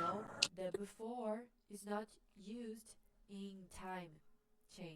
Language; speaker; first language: English; non-native, fluent; Portuguese